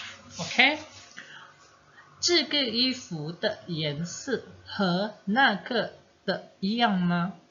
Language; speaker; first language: Chinese; non-native, fluent; Indonesian